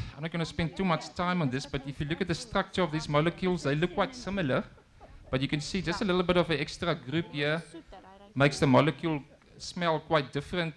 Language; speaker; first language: English; non-native, local second language; Afrikaans